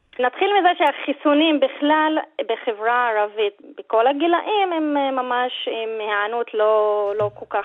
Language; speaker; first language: Hebrew; non-native, local second language; Arabic